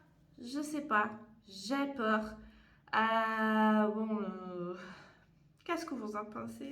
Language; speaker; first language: French; non-native, fluent; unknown